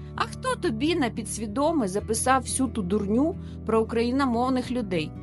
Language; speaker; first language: Ukrainian; non-native, local second language; Russian